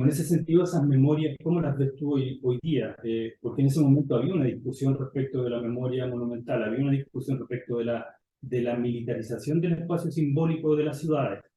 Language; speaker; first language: Spanish; native; Spanish